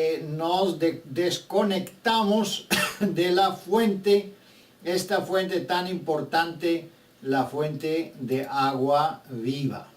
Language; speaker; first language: Spanish; non-native, fluent; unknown